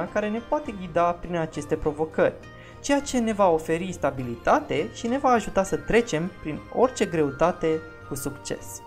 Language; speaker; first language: Romanian; native; Romanian